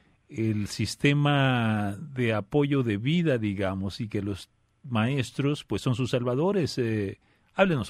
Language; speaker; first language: Spanish; native; Spanish